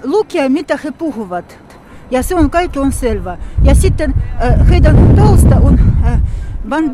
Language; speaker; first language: Finnish; non-native, learner; Russian